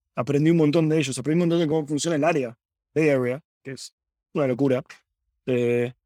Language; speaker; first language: Spanish; native; Spanish